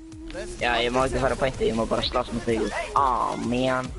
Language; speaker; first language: Icelandic; early bilingual, other home language; Norwegian